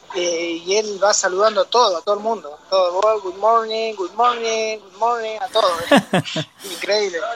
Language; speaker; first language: Spanish; native; Spanish